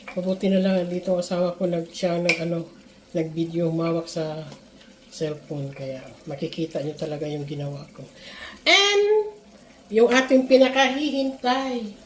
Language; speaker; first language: Filipino; non-native, local second language; Cebuano